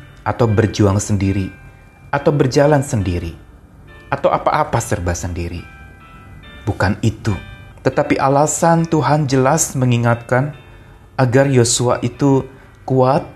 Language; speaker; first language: Indonesian; native; Indonesian